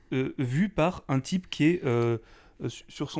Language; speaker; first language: French; native; French